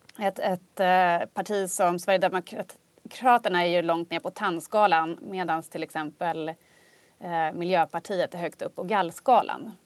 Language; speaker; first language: Swedish; native; Swedish